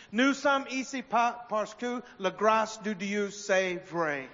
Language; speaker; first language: French; non-native, learner; English